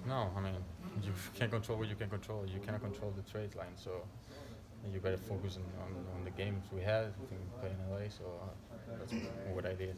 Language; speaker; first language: English; non-native, fluent; Spanish